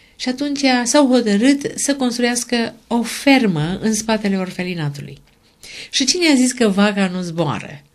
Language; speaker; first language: Romanian; native; Romanian